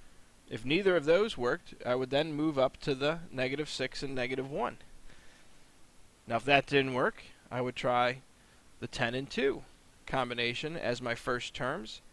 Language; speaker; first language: English; native; English